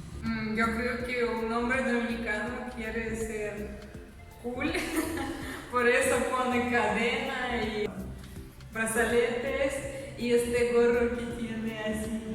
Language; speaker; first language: Spanish; non-native, fluent; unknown